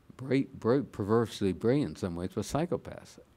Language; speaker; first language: English; native; English